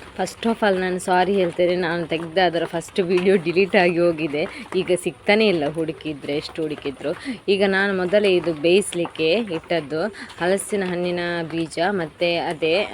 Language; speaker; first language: Kannada; non-native, local second language; Tulu